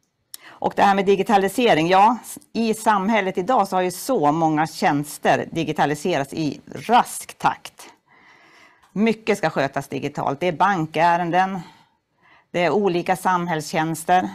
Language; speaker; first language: Swedish; native; Swedish